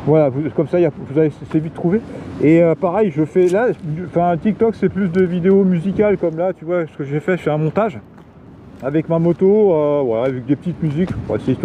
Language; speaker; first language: French; native; French